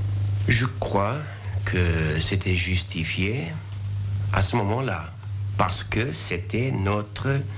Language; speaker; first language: French; non-native, fluent; English